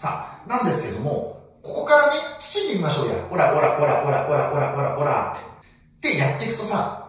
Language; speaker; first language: Japanese; native; Japanese